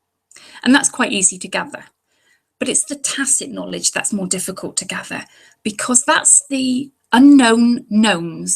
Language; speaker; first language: English; native; English